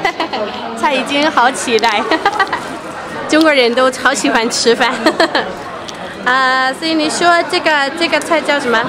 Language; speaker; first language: Chinese; non-native, fluent; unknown